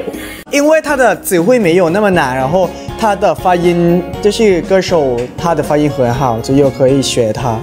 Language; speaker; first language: Chinese; non-native, learner; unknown